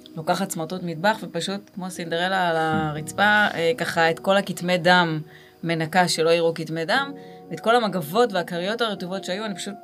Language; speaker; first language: Hebrew; native; Hebrew